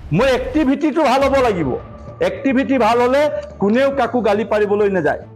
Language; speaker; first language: Assamese; non-native, local second language; Marwari